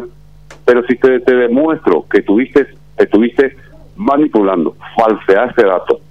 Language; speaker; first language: Spanish; native; Spanish